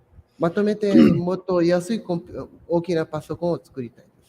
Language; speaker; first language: Japanese; non-native, fluent; Portuguese